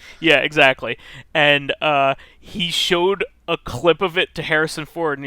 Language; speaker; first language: English; native; English